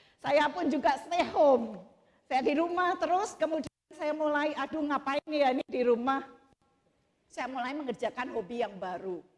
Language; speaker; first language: Indonesian; native; Indonesian